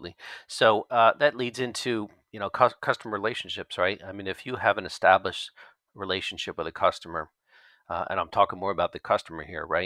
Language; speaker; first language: English; native; English